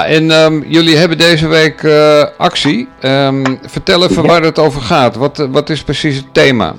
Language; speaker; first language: Dutch; native; Dutch